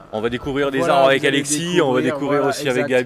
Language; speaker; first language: French; native; French